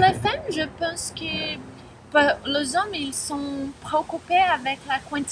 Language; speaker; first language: French; non-native, learner; Spanish